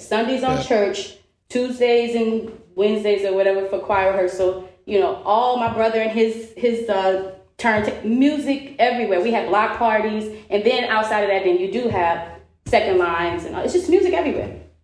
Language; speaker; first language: English; native; English